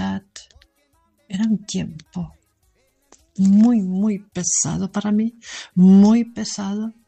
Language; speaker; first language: Spanish; non-native, fluent; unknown